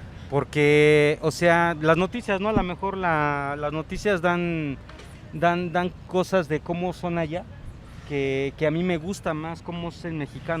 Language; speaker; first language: Spanish; native; Spanish